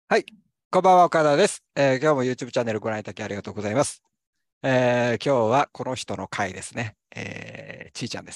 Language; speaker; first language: Japanese; native; Japanese